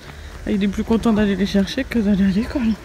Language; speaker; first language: French; native; French